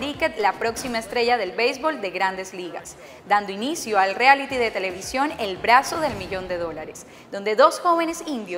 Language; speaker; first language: Spanish; native; Spanish